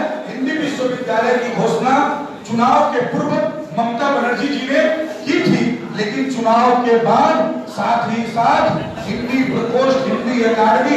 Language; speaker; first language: Hindi; native; Hindi